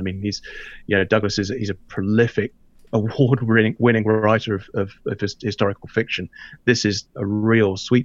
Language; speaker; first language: English; native; English